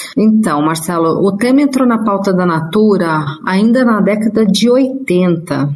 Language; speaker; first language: Portuguese; native; Portuguese